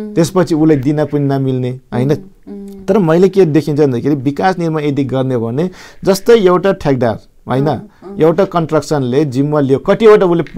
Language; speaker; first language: Nepali; non-native, local second language; Rana Tharu